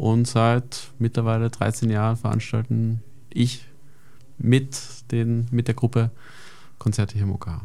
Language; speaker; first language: German; native; German